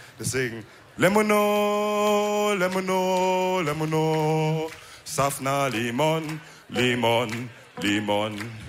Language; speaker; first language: German; early bilingual, other home language; Wolof